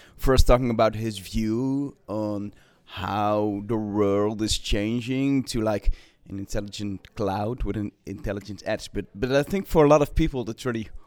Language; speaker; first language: English; non-native, fluent; Dutch